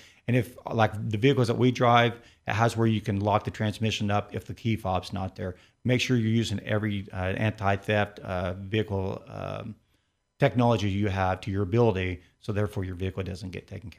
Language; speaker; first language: English; native; English